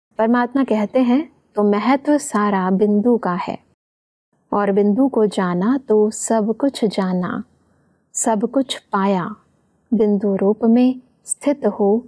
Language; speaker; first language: Hindi; native; Hindi